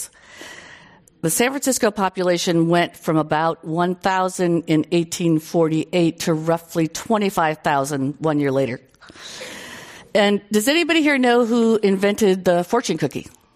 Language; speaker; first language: English; native; English